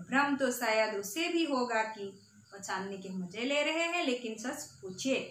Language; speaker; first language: Hindi; non-native, local second language; Assamese